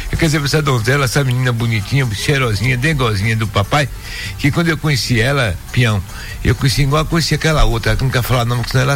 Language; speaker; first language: Portuguese; native; Portuguese